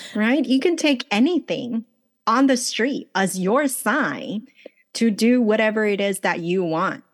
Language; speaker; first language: English; early bilingual, other home language; Chinese